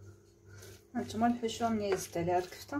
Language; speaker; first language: Arabic; native; Arabic